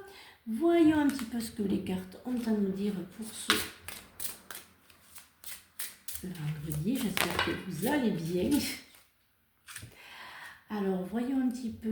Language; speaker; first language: French; native; French